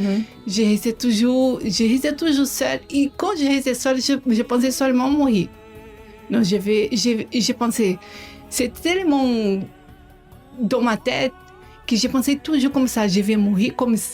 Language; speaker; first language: French; non-native, learner; Portuguese